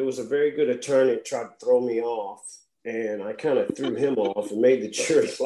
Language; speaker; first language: English; native; English